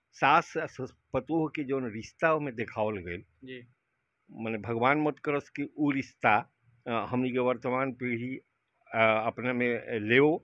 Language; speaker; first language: Hindi; native; Hindi